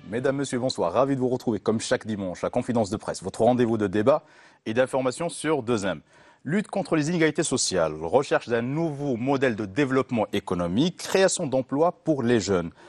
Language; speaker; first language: French; non-native, local second language; Arabic